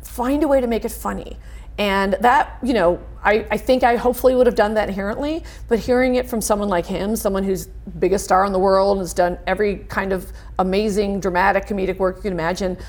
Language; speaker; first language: English; native; English